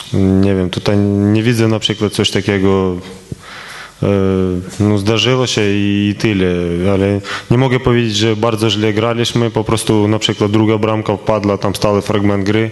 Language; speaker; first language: Polish; non-native, fluent; Ukrainian